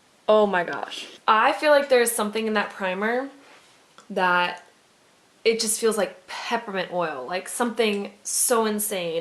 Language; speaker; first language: English; native; English